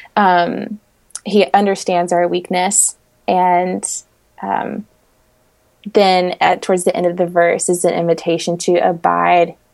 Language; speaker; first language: English; native; English